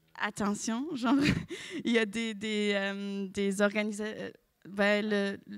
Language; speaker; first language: French; non-native, fluent; German